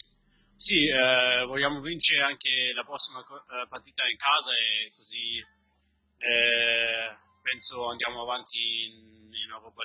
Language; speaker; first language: Italian; non-native, learner; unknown